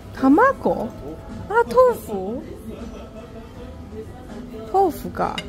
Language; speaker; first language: Chinese; non-native, learner; Japanese